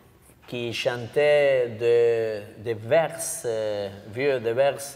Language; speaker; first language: French; non-native, learner; Basque